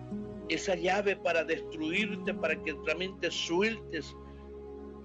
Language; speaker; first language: Spanish; native; Spanish